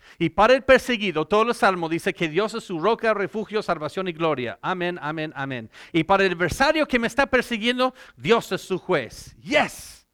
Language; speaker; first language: Spanish; non-native, fluent; English